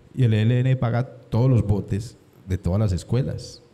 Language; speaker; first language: Spanish; native; Spanish